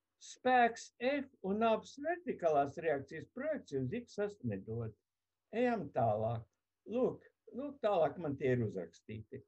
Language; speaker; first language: Latvian; native; Latvian